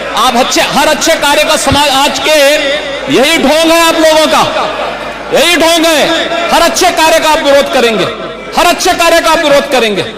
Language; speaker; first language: Hindi; native; Hindi